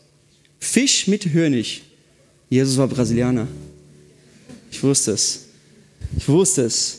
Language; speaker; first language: German; non-native, fluent; Portuguese